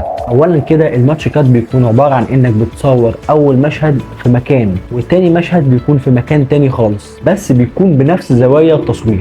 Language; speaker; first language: Arabic; native; Arabic